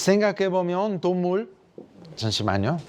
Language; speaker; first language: Korean; early bilingual, heritage; Italian